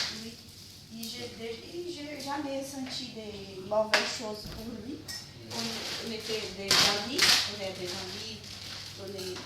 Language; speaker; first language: French; non-native, learner; Portuguese